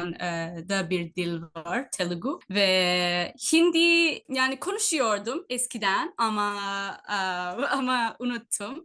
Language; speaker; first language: Turkish; non-native, fluent; Telugu